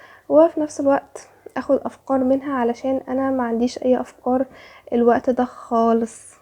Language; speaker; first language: Arabic; native; Arabic